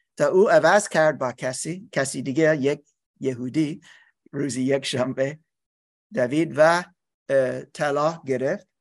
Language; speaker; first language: Persian; non-native, learner; English